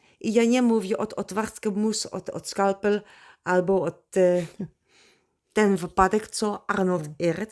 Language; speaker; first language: Polish; non-native, learner; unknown